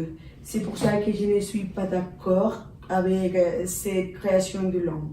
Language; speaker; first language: French; non-native, learner; Spanish